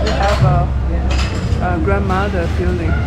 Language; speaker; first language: English; non-native, learner; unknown